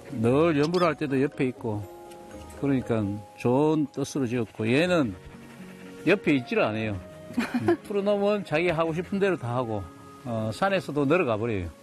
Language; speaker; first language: Korean; native; Korean